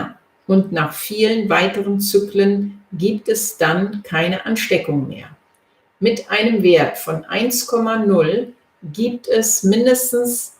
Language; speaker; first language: German; native; German